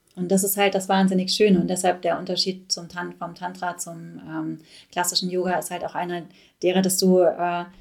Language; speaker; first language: German; native; German